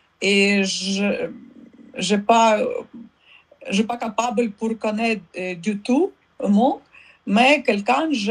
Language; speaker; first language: French; non-native, learner; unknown